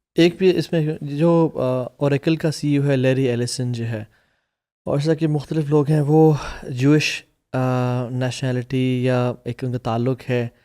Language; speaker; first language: Urdu; native; Urdu